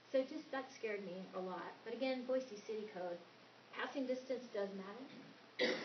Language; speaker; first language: English; native; English